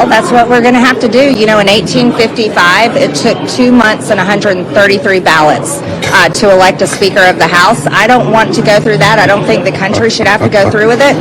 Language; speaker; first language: English; native; English